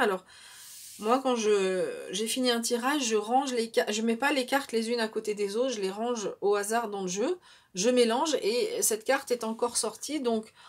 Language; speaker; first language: French; native; French